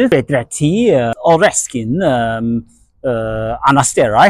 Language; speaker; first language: Welsh; non-native, learner; Cantonese